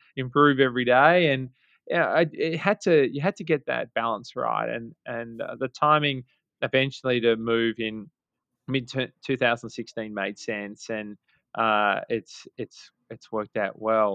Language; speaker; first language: English; native; English